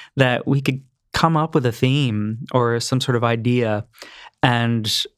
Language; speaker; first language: English; native; English